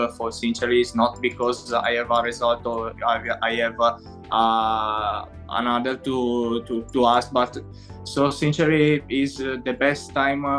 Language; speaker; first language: English; non-native, learner; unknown